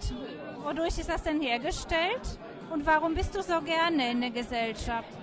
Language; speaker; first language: German; non-native, fluent; Polish